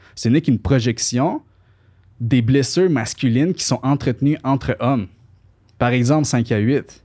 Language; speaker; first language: French; early bilingual, other home language; Spanish